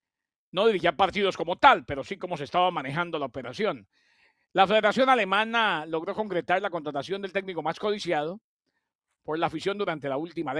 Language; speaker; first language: Spanish; native; Spanish